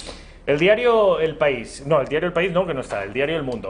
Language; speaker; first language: Spanish; native; Spanish